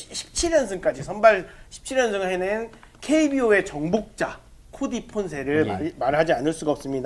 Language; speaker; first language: Korean; native; Korean